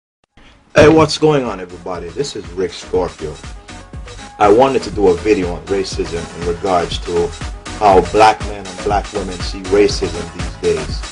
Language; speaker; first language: English; native; English